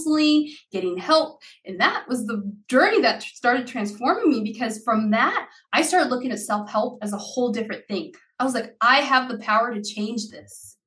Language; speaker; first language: English; early bilingual, other home language; Haitian Creole